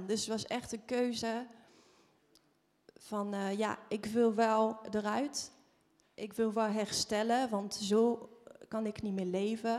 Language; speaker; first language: Dutch; non-native, fluent; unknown